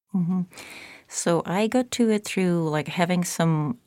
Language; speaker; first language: English; non-native, fluent; Czech